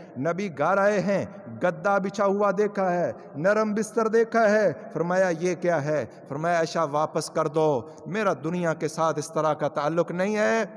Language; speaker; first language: Urdu; non-native, local second language; Punjabi